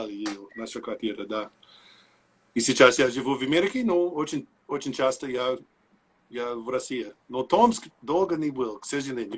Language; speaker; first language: Russian; non-native, learner; English